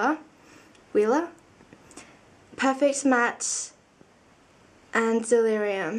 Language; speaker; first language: English; native; English